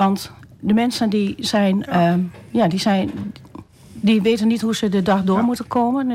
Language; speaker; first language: Dutch; native; Dutch